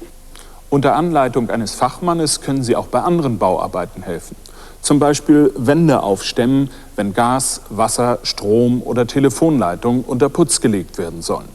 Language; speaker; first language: German; native; German